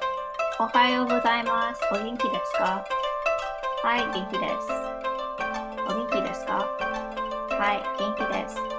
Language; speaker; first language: Japanese; non-native, learner; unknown